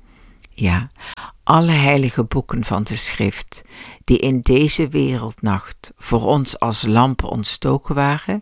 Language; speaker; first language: Dutch; native; Dutch